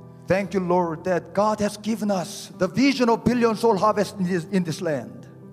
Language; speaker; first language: English; non-native, fluent; Korean